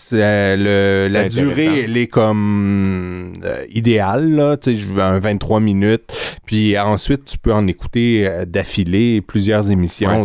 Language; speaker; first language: French; native; French